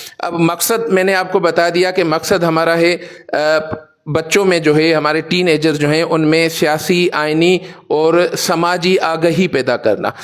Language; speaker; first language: Urdu; non-native, local second language; Sindhi